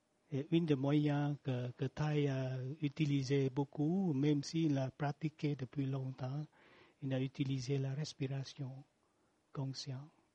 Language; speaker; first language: French; non-native, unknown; Vietnamese